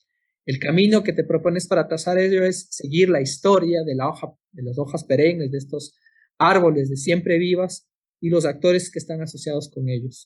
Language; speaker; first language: Spanish; native; Spanish